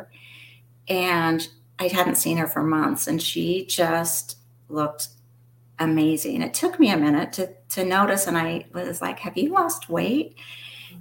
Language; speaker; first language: English; native; English